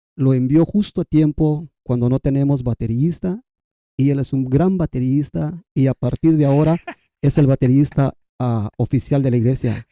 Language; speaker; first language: Spanish; non-native, local second language; Kʼicheʼ